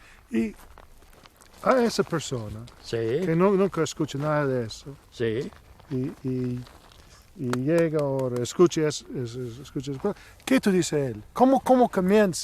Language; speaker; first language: Spanish; non-native, learner; English